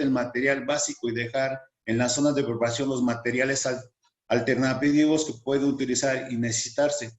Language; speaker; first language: Spanish; native; Spanish